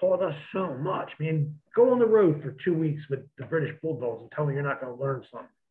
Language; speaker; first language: English; native; English